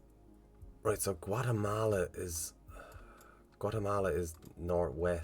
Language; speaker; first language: English; native; English